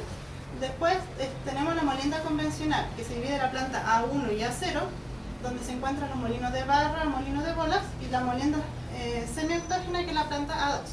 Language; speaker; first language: Spanish; native; Spanish